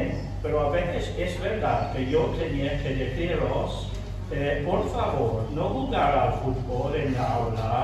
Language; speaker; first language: Spanish; non-native, fluent; English